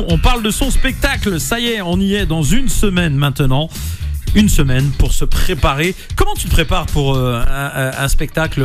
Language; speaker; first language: French; native; French